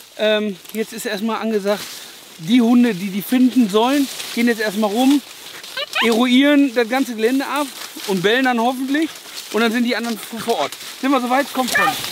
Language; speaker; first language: German; native; German